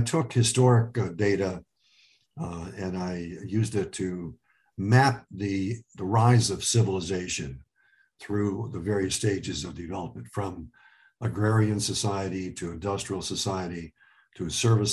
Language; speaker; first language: English; early bilingual, other home language; Arabic